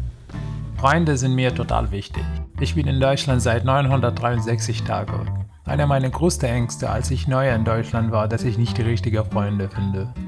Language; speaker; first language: German; non-native, learner; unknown